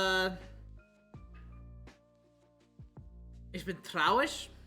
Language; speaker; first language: German; non-native, learner; English